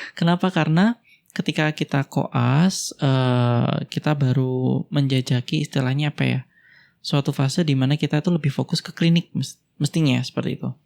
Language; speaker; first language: Indonesian; native; Indonesian